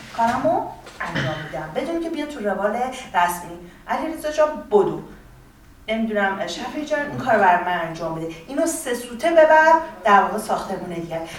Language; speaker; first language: Persian; native; Persian